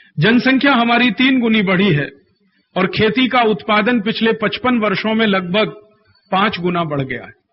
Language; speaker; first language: Hindi; native; Hindi